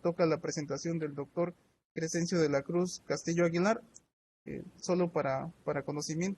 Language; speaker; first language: Spanish; native; Spanish